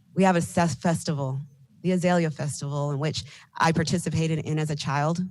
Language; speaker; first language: English; native; English